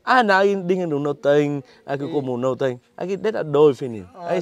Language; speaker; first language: Portuguese; non-native, learner; Vietnamese